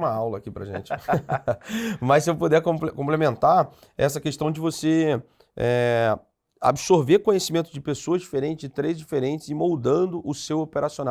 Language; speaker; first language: Portuguese; native; Portuguese